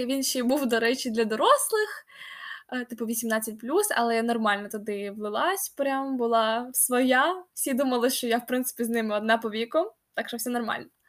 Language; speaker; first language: Ukrainian; non-native, local second language; Russian